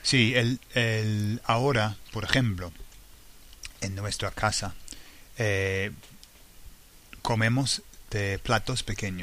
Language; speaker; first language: Spanish; non-native, fluent; English